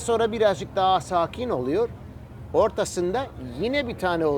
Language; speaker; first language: Turkish; early bilingual, heritage; Turkish